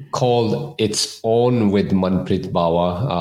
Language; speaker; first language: English; non-native, local second language; Punjabi